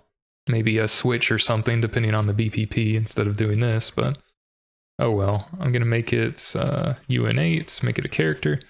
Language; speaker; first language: English; native; English